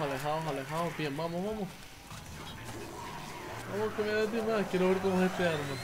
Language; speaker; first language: Spanish; native; Spanish